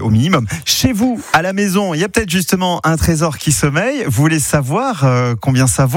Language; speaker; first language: French; native; French